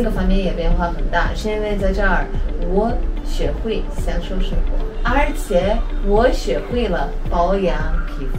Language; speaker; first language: Chinese; non-native, fluent; Armenian